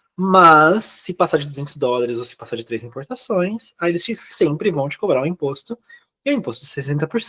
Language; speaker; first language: Portuguese; native; Portuguese